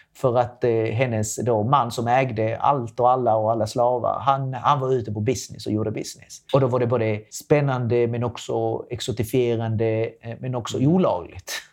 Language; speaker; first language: Swedish; non-native, fluent; Spanish